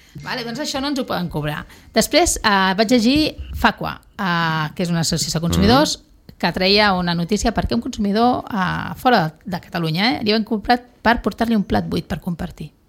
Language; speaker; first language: Catalan; native; Catalan